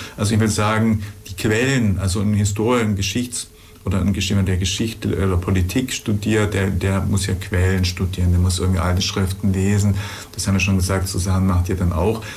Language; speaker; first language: German; native; German